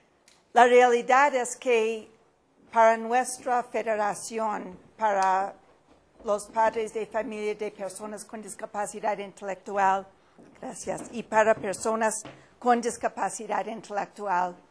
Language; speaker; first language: Spanish; non-native, fluent; English